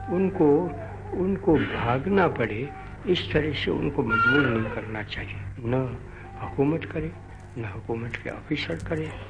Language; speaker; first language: Hindi; non-native, local second language; Gujarati